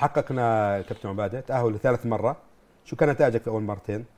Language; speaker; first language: Arabic; native; Arabic